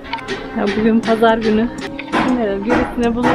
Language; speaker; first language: Turkish; non-native, fluent; Slovenian